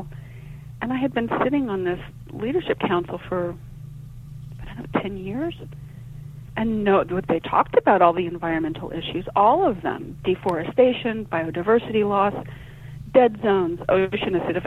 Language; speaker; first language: English; native; English